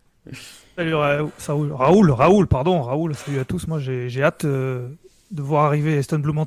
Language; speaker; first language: French; native; French